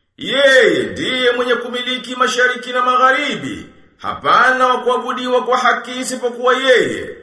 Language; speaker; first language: Swahili; native; Swahili